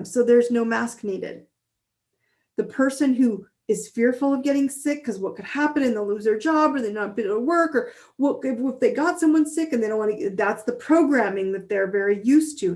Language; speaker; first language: English; native; English